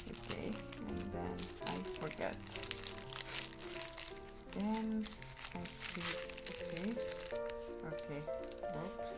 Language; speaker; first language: English; non-native, fluent; Italian